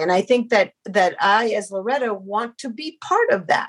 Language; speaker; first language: English; native; English